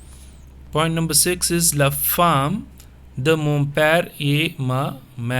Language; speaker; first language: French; non-native, fluent; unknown